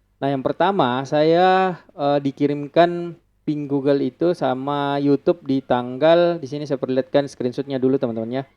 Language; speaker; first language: Indonesian; non-native, local second language; Buginese